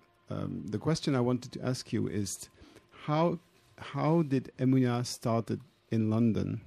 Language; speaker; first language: English; non-native, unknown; French